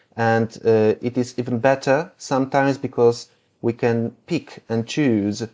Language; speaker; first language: English; non-native, fluent; Polish